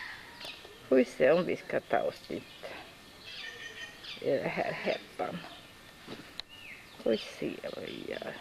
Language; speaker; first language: Swedish; non-native, fluent; Spanish